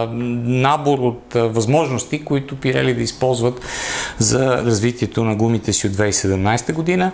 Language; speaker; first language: Bulgarian; native; Bulgarian